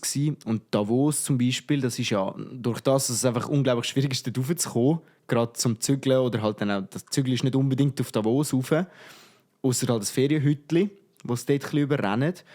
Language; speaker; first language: German; native; German